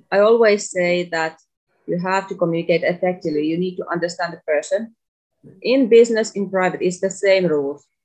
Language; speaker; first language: English; non-native, fluent; Finnish